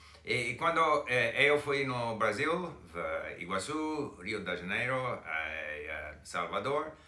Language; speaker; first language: Portuguese; non-native, fluent; English